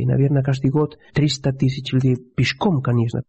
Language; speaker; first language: Russian; non-native, fluent; Spanish